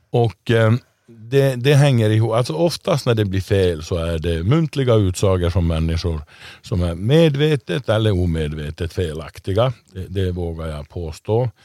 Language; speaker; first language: Swedish; native; Swedish